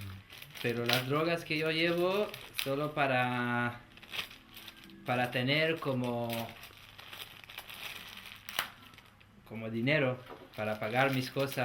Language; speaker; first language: Spanish; non-native, fluent; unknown